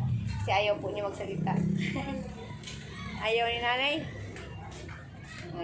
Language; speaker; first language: Filipino; non-native, local second language; Cebuano